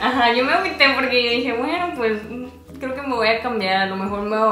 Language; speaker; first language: Spanish; native; Spanish